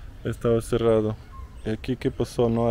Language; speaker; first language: Spanish; non-native, fluent; Russian